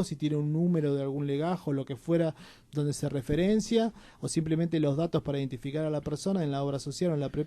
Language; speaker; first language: Spanish; native; Spanish